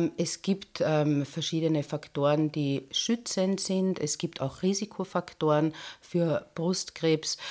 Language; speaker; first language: German; native; German